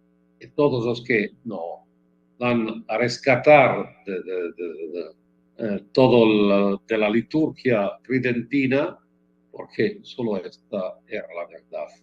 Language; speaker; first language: Spanish; non-native, fluent; Italian